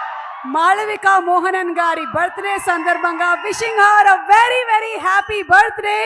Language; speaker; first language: Telugu; native; Telugu